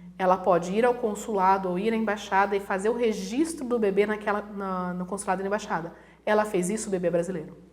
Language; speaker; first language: Portuguese; native; Portuguese